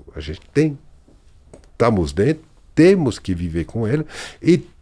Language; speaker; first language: Portuguese; non-native, fluent; French